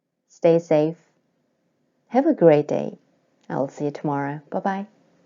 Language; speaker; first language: English; non-native, fluent; Korean